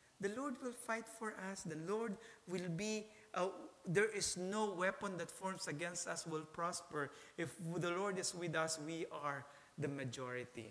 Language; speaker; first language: English; non-native, local second language; Filipino